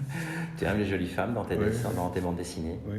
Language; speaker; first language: French; native; French